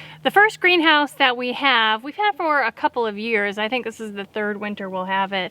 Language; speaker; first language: English; native; English